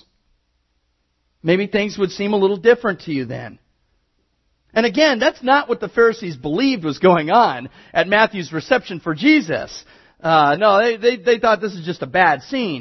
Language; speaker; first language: English; native; English